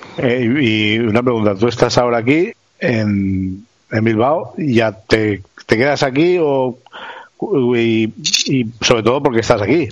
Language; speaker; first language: Spanish; native; Spanish